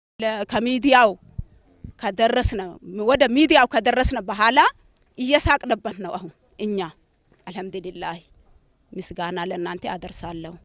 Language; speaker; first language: Amharic; non-native, local second language; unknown